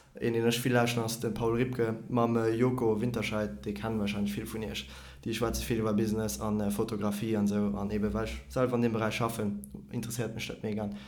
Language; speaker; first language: German; non-native, local second language; Luxembourgish